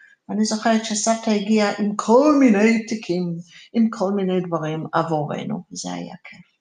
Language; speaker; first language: Hebrew; non-native, fluent; English